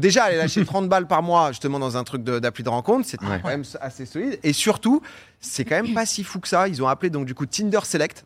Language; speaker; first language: French; native; French